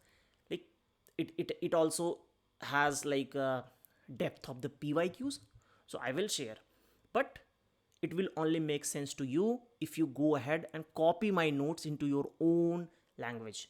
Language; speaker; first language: English; non-native, local second language; Hindi